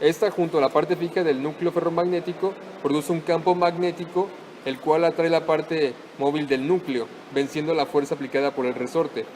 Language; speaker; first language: Spanish; native; Spanish